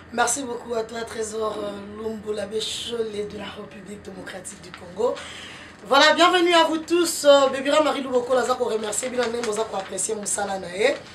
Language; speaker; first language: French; non-native, local second language; Lingala